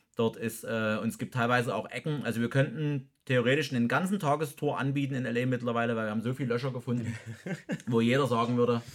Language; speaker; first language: German; native; German